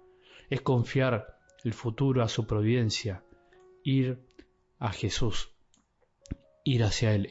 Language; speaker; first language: Spanish; native; Spanish